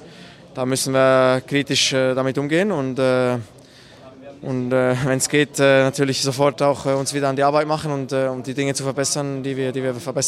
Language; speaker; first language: German; native; German